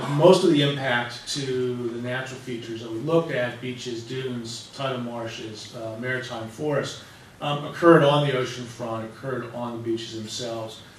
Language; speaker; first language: English; native; English